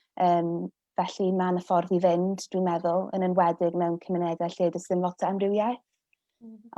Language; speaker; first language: Welsh; non-native, local second language; English